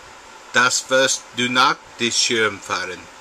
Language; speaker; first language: German; non-native, learner; English